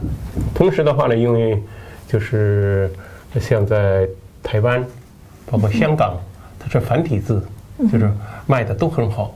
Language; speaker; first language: Chinese; native; Chinese